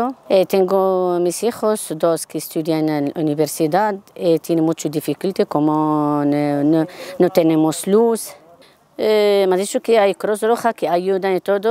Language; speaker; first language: Spanish; non-native, learner; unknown